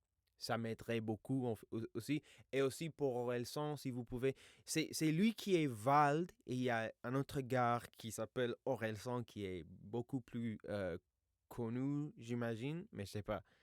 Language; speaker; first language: French; non-native, fluent; English